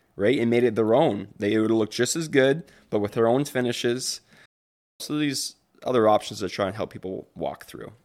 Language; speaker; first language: English; native; English